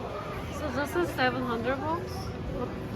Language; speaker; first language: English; non-native, fluent; Korean